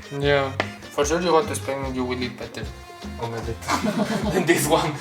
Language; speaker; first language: English; non-native, learner; Spanish